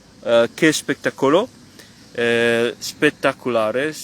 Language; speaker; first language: Italian; non-native, fluent; French